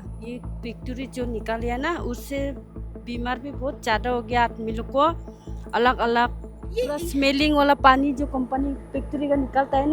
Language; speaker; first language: Hindi; non-native, local second language; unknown